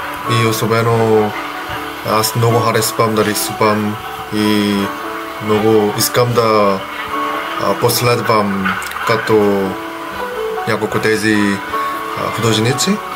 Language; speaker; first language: Bulgarian; non-native, learner; Korean